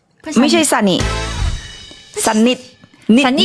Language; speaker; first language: Thai; non-native, fluent; Korean